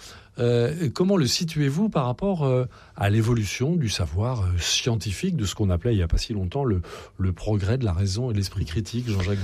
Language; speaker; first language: French; native; French